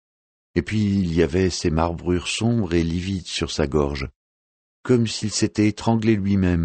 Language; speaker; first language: French; native; French